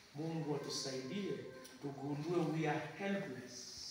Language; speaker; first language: English; non-native, local second language; Swahili